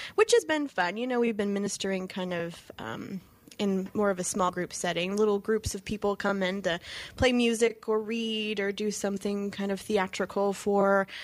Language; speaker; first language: English; native; English